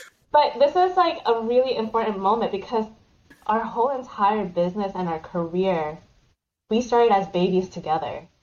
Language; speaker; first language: English; native; English